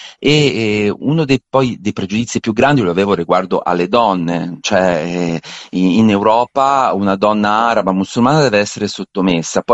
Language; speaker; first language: Italian; native; Italian